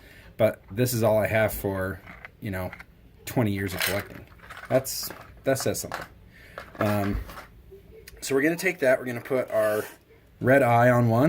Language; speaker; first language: English; native; English